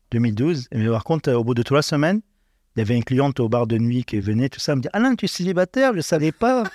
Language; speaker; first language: French; non-native, learner; Arabic